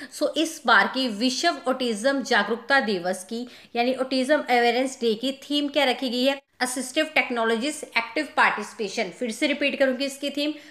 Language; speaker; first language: Hindi; non-native, local second language; Punjabi